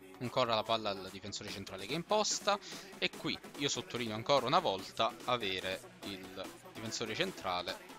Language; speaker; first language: Italian; native; Italian